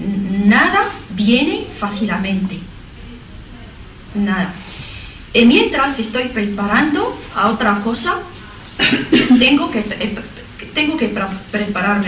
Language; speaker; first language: Spanish; non-native, learner; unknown